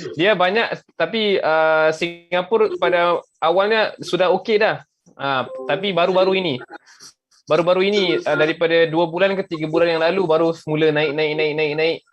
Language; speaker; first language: Malay; native; Malay